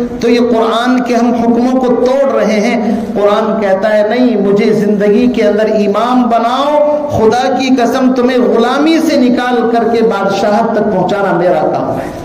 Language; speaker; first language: Urdu; native; Urdu